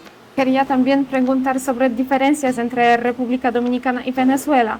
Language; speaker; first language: Spanish; non-native, learner; Polish